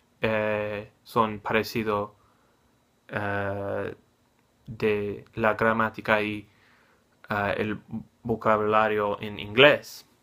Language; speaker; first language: Spanish; non-native, learner; English